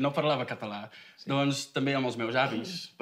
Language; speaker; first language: Catalan; non-native, fluent; Dutch